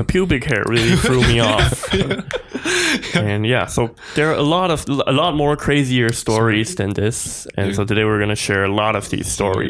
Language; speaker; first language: English; non-native, fluent; Chinese